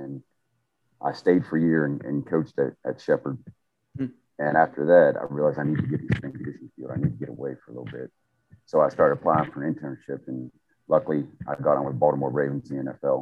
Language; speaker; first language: English; native; English